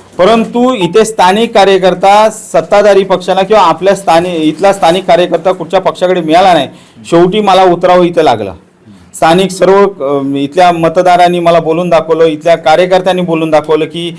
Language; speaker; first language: Marathi; native; Marathi